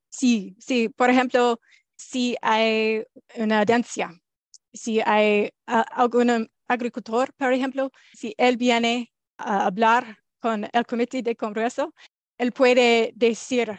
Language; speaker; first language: Spanish; non-native, fluent; English